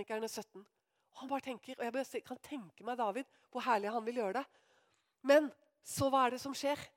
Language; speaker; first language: Norwegian; native; Norwegian